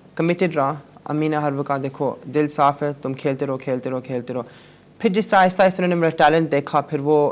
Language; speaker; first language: Urdu; native; Urdu